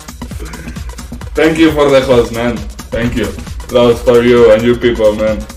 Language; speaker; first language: English; non-native, learner; Spanish